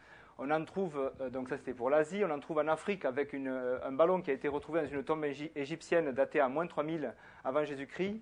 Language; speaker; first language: French; native; French